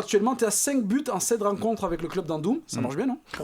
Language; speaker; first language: French; native; French